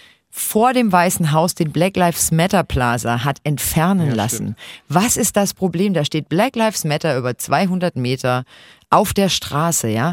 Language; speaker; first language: German; native; German